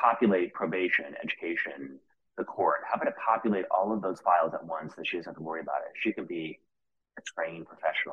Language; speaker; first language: English; native; English